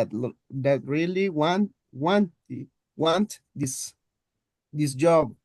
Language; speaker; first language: English; non-native, learner; Spanish